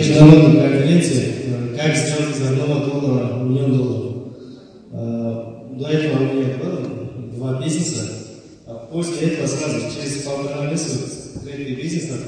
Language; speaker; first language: Russian; non-native, fluent; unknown